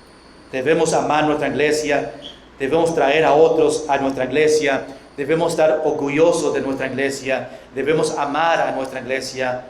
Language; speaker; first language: Spanish; non-native, fluent; English